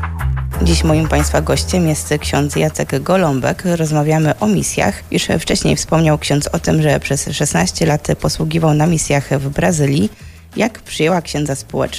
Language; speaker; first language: Polish; native; Polish